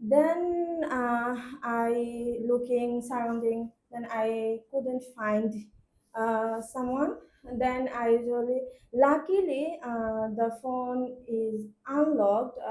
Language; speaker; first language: English; non-native, learner; Bangla